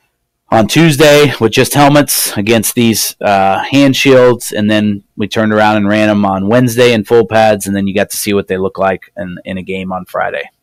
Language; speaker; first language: English; native; English